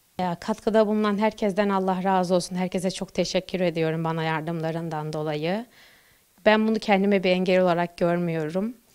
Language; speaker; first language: Turkish; native; Turkish